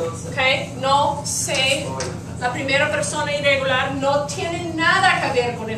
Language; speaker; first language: Spanish; non-native, fluent; English